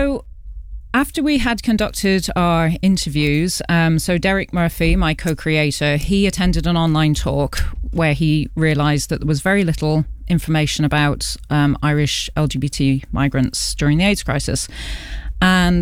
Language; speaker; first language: English; native; English